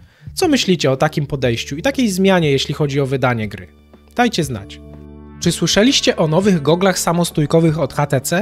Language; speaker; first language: Polish; native; Polish